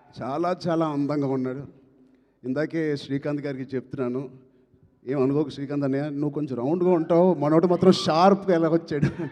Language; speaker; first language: Telugu; native; Telugu